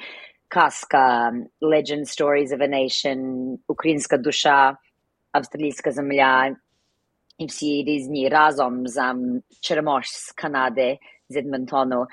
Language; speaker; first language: Ukrainian; early bilingual, heritage; Ukrainian